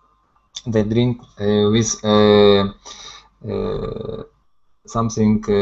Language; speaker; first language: English; non-native, learner; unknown